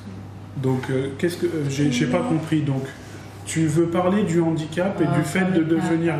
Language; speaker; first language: French; native; French